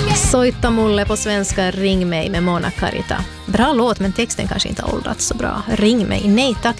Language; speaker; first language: Swedish; native; Swedish